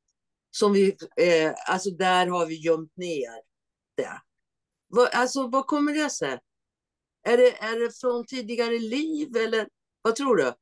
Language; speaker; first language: Swedish; native; Swedish